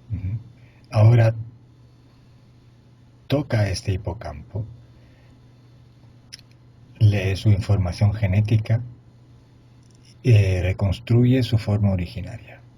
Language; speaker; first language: Spanish; non-native, fluent; Italian